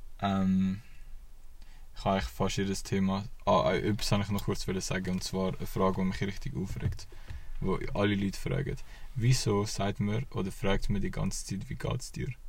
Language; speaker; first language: German; native; German